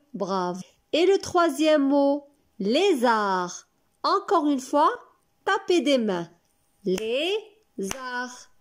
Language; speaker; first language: French; non-native, local second language; Arabic